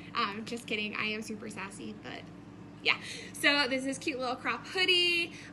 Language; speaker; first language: English; native; English